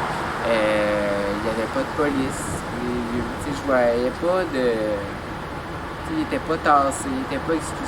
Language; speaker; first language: French; native; French